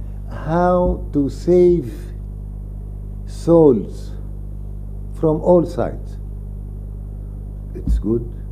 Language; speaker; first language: English; non-native, fluent; Arabic